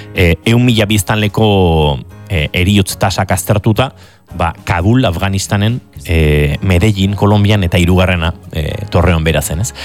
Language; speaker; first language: Basque; native; Basque